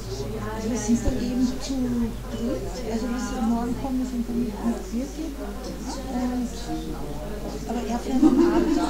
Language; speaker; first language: German; native; German